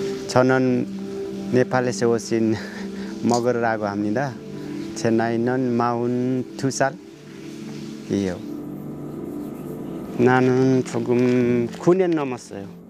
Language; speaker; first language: Korean; non-native, learner; Nepali